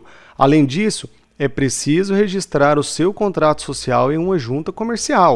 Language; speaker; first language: Portuguese; native; Portuguese